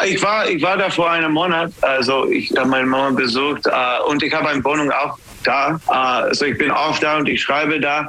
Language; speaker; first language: German; non-native, learner; English